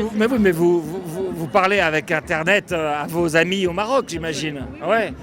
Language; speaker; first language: French; native; French